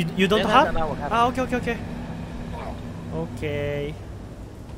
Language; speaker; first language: English; non-native, learner; Japanese